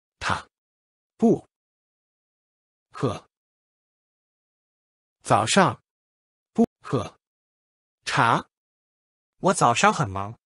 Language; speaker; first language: Chinese; non-native, learner; English